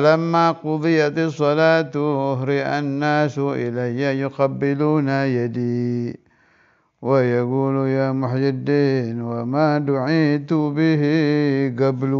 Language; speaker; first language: Arabic; non-native, fluent; Indonesian